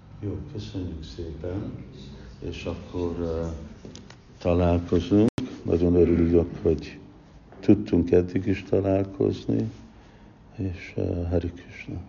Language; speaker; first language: Hungarian; early bilingual, heritage; Hungarian